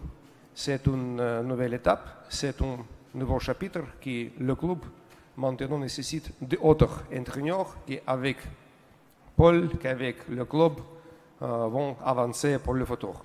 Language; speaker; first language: French; non-native, learner; Russian